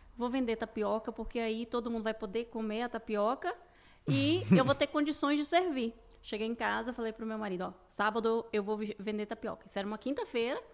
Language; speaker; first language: Portuguese; native; Portuguese